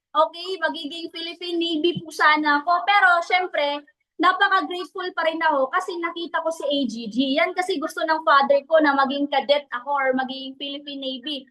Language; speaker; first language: Filipino; non-native, local second language; Cebuano